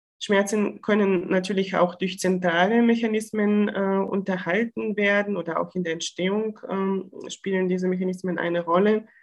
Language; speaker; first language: German; non-native, fluent; Bulgarian